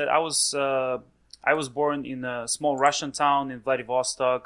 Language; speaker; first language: English; non-native, fluent; Russian